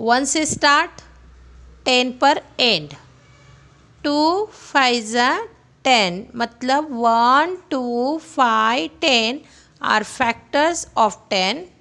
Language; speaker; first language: Hindi; non-native, local second language; Marathi